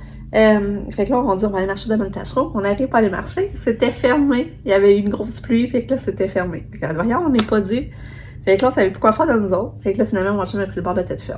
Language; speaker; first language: French; native; French